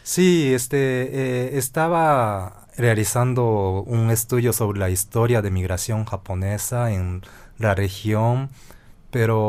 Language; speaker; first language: Spanish; non-native, fluent; Japanese